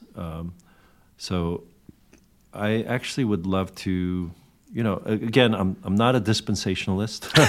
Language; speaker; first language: English; early bilingual, other home language; Korean